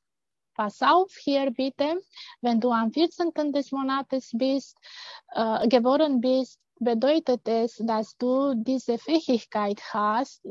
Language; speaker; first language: German; non-native, fluent; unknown